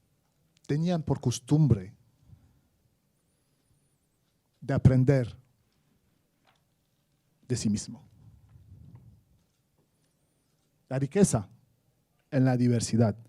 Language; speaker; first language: Spanish; non-native, fluent; Arabic